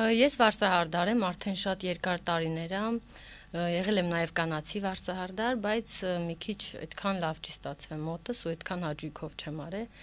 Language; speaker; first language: Armenian; early bilingual, heritage; Armenian